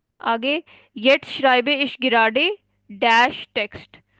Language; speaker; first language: German; non-native, learner; Hindi